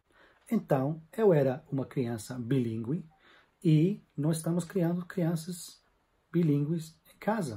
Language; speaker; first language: Portuguese; non-native, fluent; English